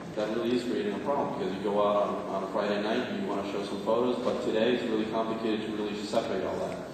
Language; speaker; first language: English; non-native, fluent; Spanish